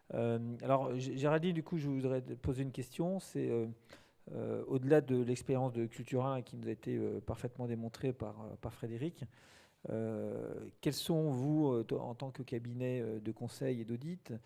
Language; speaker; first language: French; native; French